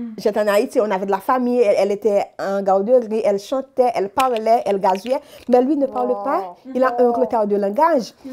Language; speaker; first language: French; non-native, local second language; Haitian Creole